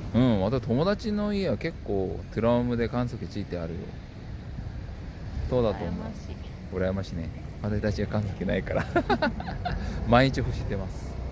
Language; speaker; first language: Japanese; non-native, fluent; Korean